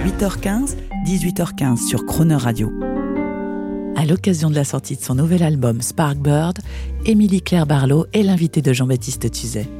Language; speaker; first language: French; native; French